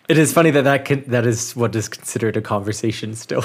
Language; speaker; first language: English; native; English